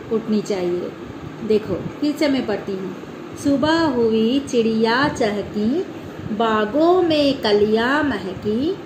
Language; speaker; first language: Hindi; non-native, local second language; Telugu